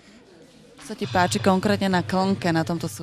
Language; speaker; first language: Slovak; native; Slovak